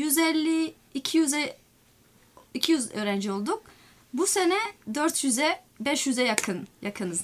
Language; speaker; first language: Turkish; non-native, fluent; Somali